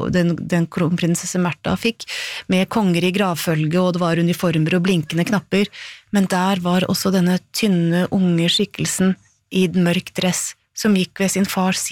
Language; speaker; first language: Norwegian; native; Norwegian